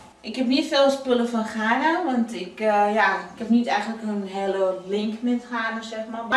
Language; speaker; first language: Dutch; early bilingual, other home language; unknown